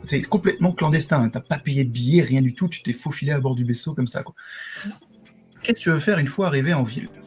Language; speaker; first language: French; native; French